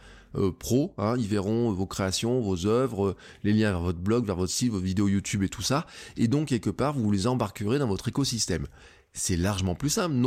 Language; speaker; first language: French; native; French